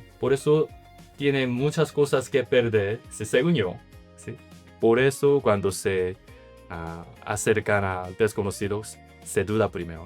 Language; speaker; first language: Spanish; non-native, learner; Korean